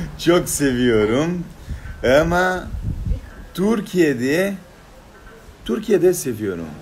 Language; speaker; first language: Turkish; non-native, learner; Portuguese